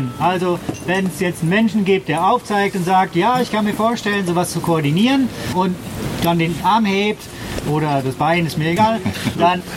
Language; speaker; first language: German; native; German